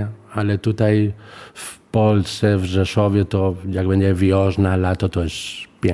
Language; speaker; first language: Polish; non-native, fluent; Spanish